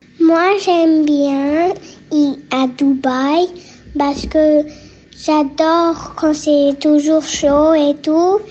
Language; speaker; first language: French; early bilingual, heritage; French